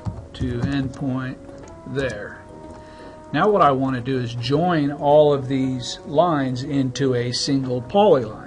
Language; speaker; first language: English; native; English